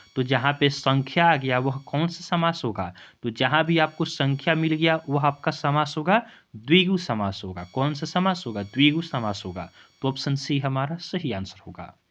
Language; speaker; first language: Hindi; native; Hindi